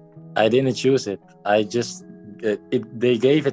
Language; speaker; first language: English; non-native, fluent; Dutch